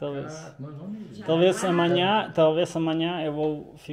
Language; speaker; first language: Portuguese; non-native, learner; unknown